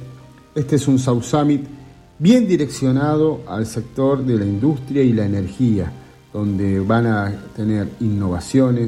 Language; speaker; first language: Spanish; native; Spanish